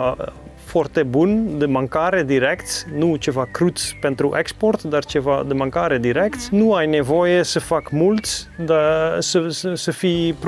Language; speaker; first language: Romanian; non-native, learner; Dutch